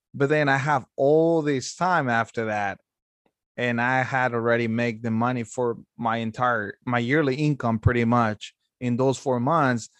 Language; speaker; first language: English; non-native, fluent; Spanish